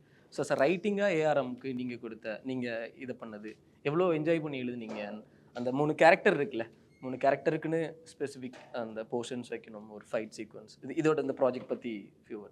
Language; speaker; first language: Tamil; native; Tamil